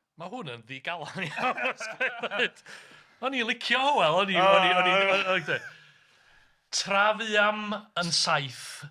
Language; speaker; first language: Welsh; native; Welsh